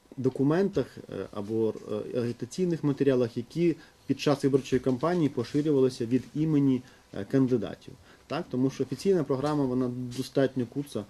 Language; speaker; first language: Ukrainian; native; Ukrainian